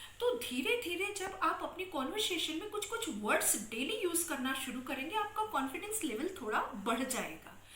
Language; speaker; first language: Hindi; native; Hindi